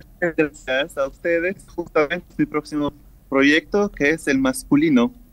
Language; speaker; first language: Spanish; non-native, fluent; French